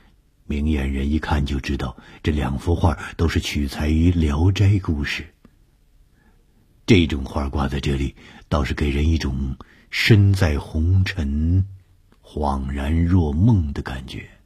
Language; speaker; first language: Chinese; native; Chinese